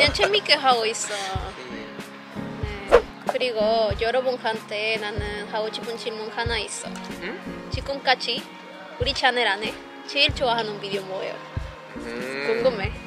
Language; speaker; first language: Korean; non-native, learner; Spanish